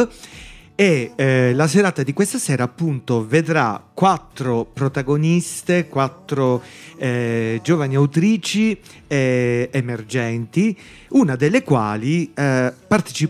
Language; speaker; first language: Italian; native; Italian